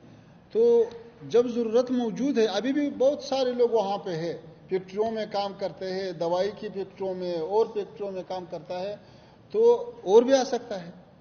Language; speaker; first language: Hindi; non-native, learner; Pashto